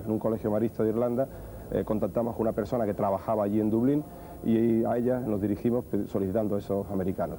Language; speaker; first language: Spanish; native; Spanish